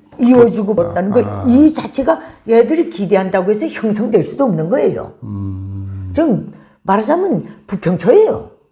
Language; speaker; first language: Korean; native; Korean